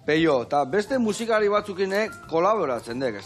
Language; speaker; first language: Basque; native; Basque